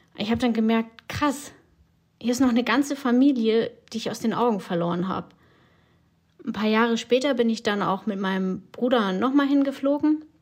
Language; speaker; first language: German; early bilingual, other home language; Russian